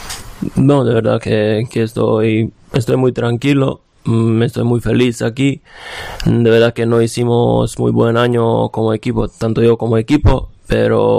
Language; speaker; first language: Spanish; non-native, fluent; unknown